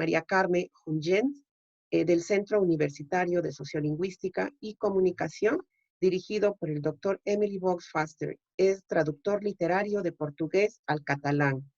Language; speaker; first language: Spanish; native; Spanish